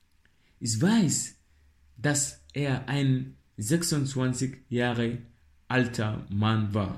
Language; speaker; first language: German; non-native, learner; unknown